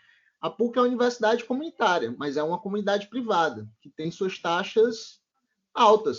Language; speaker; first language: Portuguese; native; Portuguese